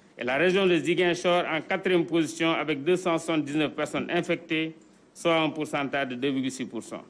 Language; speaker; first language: French; non-native, local second language; Wolof